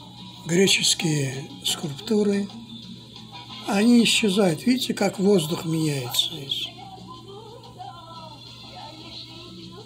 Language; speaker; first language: Russian; non-native, fluent; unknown